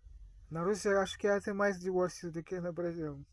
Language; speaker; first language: Portuguese; non-native, fluent; Russian